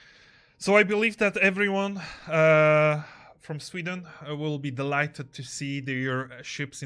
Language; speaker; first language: English; non-native, fluent; Polish